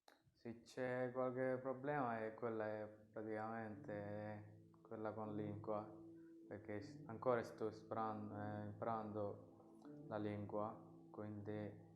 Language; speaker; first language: Italian; non-native, learner; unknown